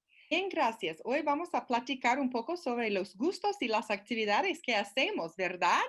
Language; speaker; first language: Spanish; non-native, fluent; English